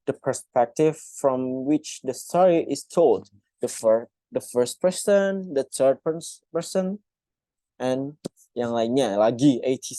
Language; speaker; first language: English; non-native, fluent; Indonesian